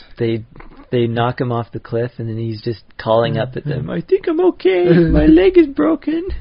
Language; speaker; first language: English; native; English